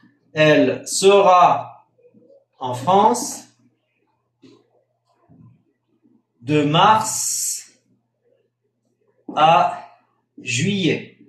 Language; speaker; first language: French; non-native, fluent; Spanish